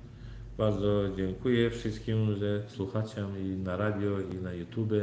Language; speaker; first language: Polish; non-native, learner; Turkmen